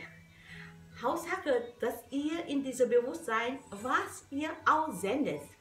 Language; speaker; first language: German; non-native, learner; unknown